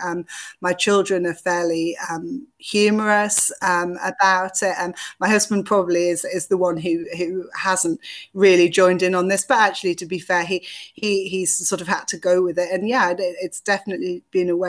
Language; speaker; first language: English; native; English